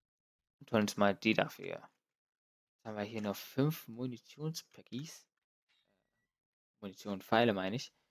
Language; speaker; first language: German; native; German